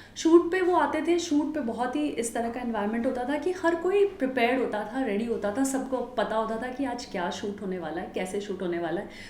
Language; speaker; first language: Hindi; native; Hindi